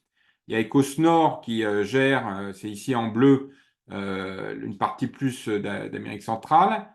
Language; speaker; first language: French; native; French